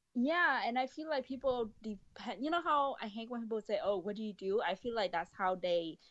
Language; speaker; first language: English; non-native, fluent; Vietnamese